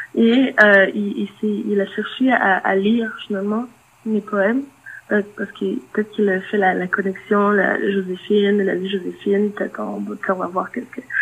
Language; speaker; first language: French; non-native, local second language; Innu-aimun